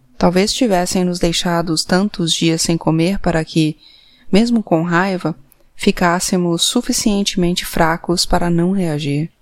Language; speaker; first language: Portuguese; native; Portuguese